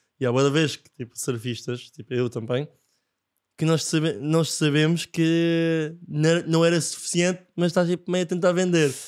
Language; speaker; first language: Portuguese; non-native, fluent; Japanese